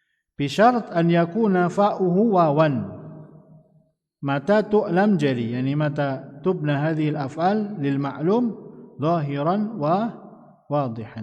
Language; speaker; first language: Arabic; non-native, fluent; Indonesian